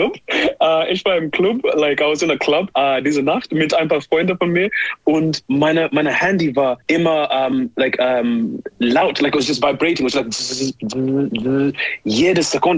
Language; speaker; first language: German; non-native, learner; English